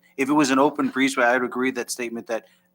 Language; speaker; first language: English; native; English